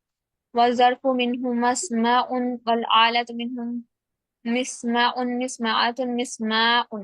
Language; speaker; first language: Arabic; non-native, learner; Urdu